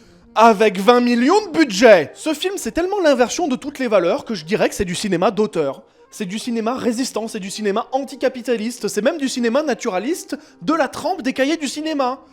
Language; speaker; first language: French; native; French